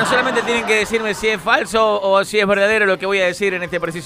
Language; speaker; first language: Spanish; native; Spanish